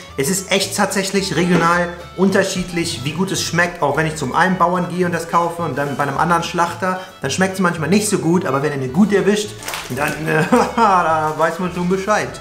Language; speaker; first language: German; native; German